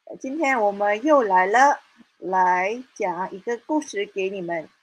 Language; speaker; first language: Chinese; non-native, fluent; Malay